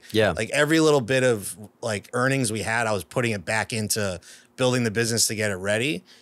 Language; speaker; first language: English; native; English